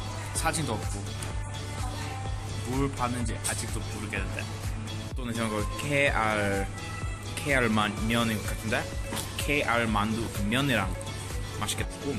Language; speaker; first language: Korean; non-native, fluent; English